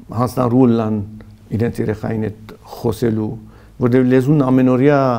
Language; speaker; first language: Armenian; early bilingual, heritage; Armenian